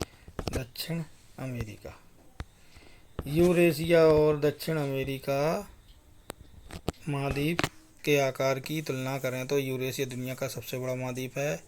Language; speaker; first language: Hindi; native; Hindi